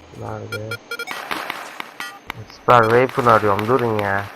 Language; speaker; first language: Turkish; native; Turkish